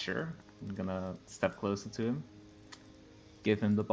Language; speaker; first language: English; native; English